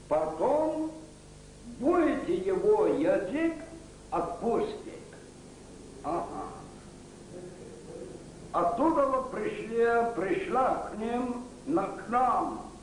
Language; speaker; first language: Russian; non-native, local second language; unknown